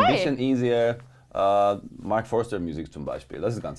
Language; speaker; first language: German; non-native, learner; Finnish